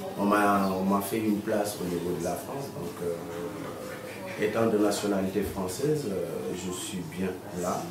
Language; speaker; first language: French; non-native, local second language; Wolof